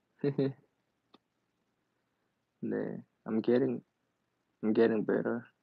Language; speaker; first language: English; non-native, learner; Korean